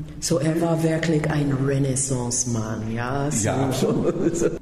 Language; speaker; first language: German; non-native, learner; English